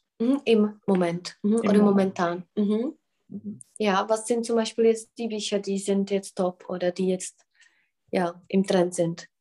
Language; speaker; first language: German; non-native, fluent; Czech